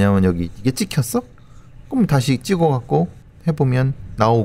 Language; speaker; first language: Korean; native; Korean